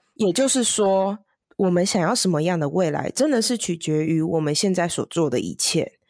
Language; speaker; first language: Chinese; native; Chinese